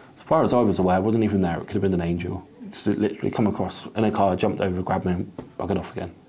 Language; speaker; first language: English; native; English